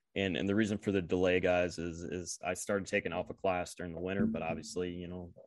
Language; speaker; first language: English; native; English